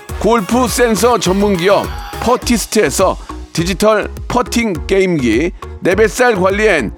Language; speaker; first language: Korean; native; Korean